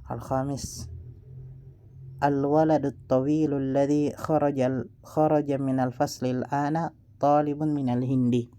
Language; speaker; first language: Arabic; non-native, learner; Indonesian